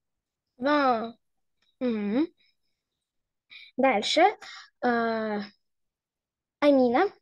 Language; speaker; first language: Russian; native; Russian